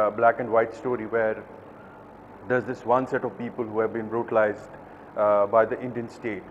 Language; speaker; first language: English; non-native, local second language; Kashmiri